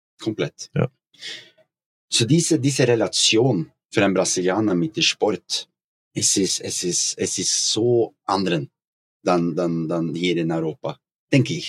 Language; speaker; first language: German; non-native, learner; Norwegian